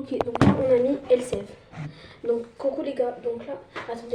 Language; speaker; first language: French; early bilingual, other home language; Arabic